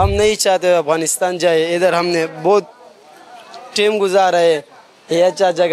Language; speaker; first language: Hindi; non-native, local second language; Pashto